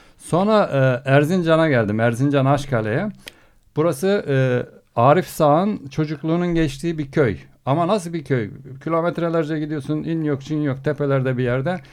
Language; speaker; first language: Turkish; early bilingual, heritage; Turkish